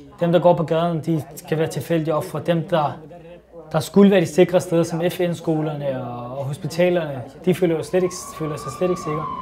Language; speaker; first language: Danish; early bilingual, other home language; Arabic